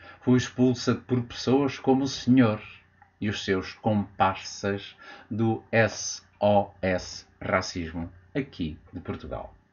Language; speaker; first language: Portuguese; native; Portuguese